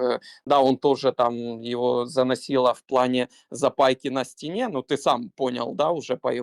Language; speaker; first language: Russian; native; Russian